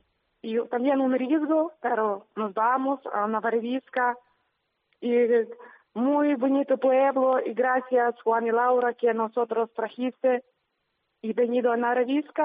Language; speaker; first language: Spanish; non-native, learner; Ukrainian